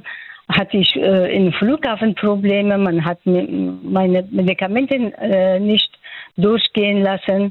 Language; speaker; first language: German; non-native, fluent; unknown